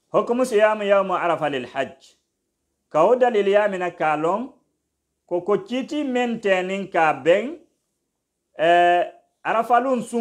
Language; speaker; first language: Arabic; non-native, fluent; Mandingo